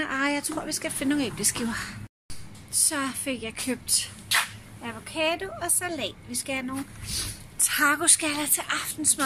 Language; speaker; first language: Danish; native; Danish